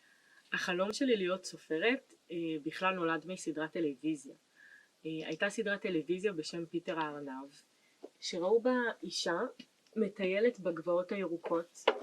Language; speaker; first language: Hebrew; native; Hebrew